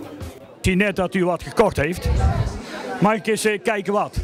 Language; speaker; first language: Dutch; native; Dutch